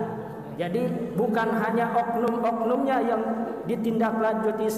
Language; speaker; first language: Indonesian; native; Indonesian